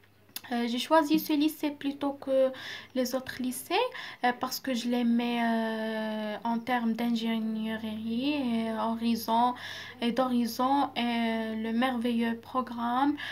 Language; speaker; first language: French; non-native, local second language; Arabic